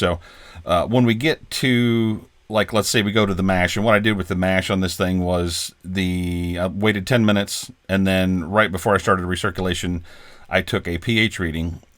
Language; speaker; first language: English; native; English